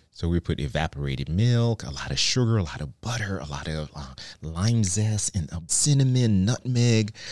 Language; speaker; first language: English; non-native, fluent; Haitian Creole